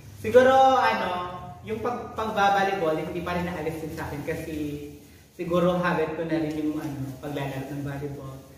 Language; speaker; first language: Filipino; non-native, local second language; Hiligaynon